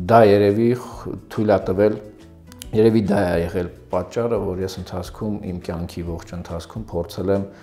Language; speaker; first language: Armenian; early bilingual, other home language; Russian